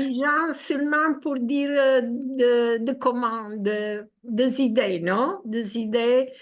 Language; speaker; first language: French; non-native, fluent; Italian